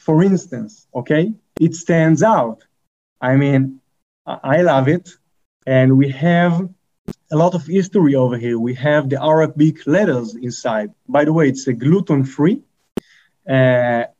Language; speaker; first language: English; non-native, fluent; Hebrew